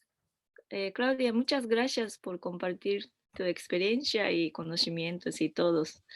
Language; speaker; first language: Spanish; non-native, learner; Japanese